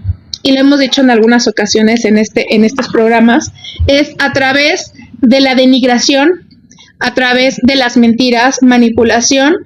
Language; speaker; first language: Spanish; native; Spanish